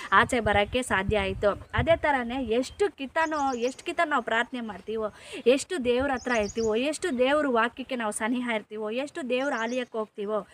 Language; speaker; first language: Kannada; non-native, local second language; Telugu